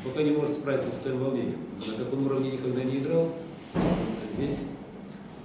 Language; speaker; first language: Russian; native; Russian